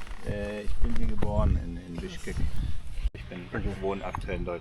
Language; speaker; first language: German; early bilingual, other home language; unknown